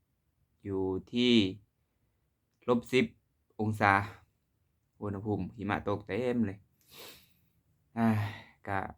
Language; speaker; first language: Thai; non-native, local second language; Lao